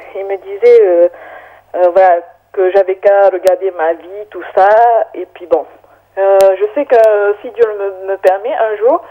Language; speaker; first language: French; native; French